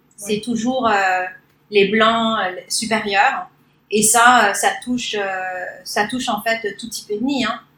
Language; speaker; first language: French; early bilingual, other home language; Cantonese